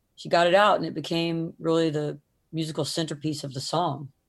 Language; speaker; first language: English; native; English